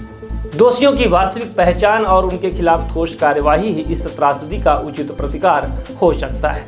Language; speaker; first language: Hindi; native; Hindi